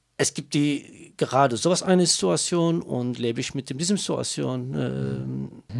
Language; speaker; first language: German; non-native, learner; Kurdish